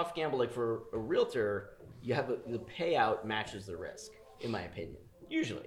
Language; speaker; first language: English; native; English